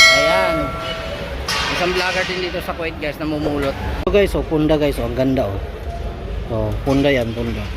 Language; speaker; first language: Filipino; non-native, local second language; Cebuano